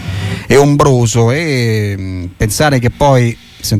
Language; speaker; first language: Italian; native; Italian